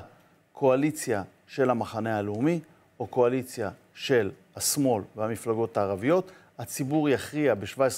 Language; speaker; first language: Hebrew; native; Hebrew